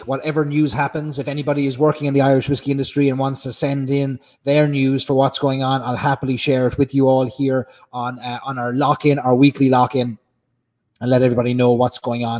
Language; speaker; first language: English; native; English